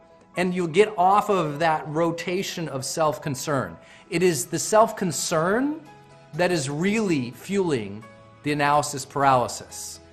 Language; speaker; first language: English; native; English